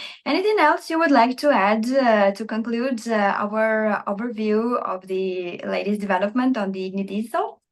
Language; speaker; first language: English; non-native, fluent; Armenian